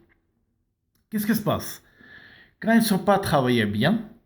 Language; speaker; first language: French; non-native, learner; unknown